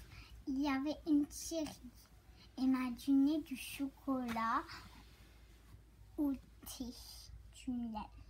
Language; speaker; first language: French; early bilingual, other home language; Turkish